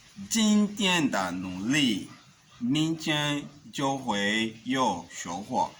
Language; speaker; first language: Chinese; non-native, learner; Portuguese